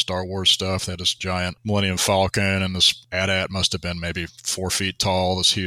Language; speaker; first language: English; native; English